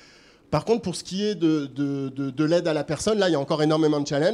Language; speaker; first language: French; native; French